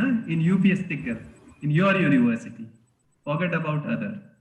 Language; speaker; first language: English; non-native, local second language; Hindi